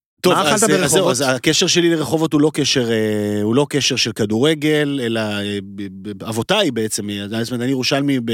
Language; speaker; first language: Hebrew; native; Hebrew